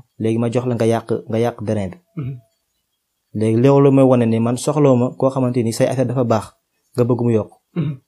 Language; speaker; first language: Wolof; non-native, local second language; Fula